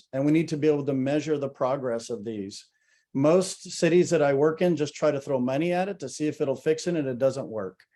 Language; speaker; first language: English; native; English